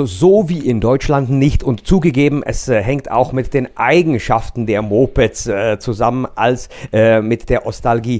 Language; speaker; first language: German; non-native, fluent; Czech